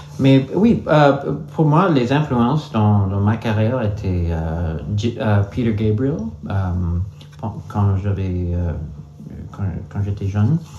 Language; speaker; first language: French; non-native, learner; English